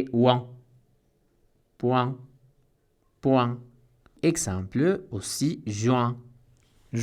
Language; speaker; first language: French; non-native, fluent; Spanish